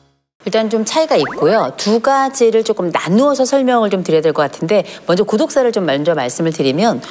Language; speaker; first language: Korean; native; Korean